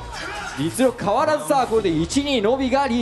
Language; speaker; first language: Japanese; native; Japanese